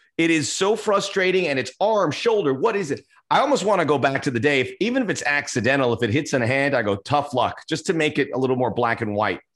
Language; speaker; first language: English; early bilingual, other home language; Spanish